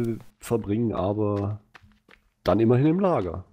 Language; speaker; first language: German; native; German